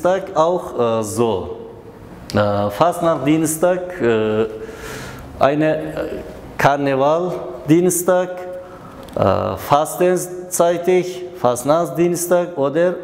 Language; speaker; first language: German; non-native, learner; Uzbek